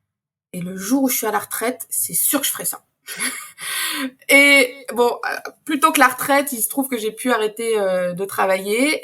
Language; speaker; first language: French; native; French